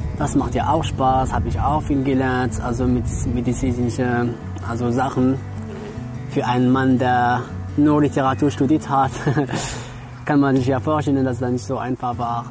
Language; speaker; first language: German; non-native, fluent; Arabic